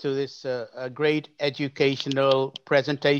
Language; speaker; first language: English; native; English